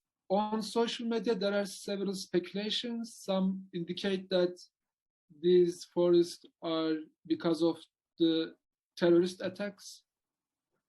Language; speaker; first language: English; non-native, learner; Turkish